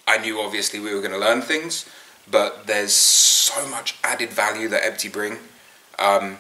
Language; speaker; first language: English; native; English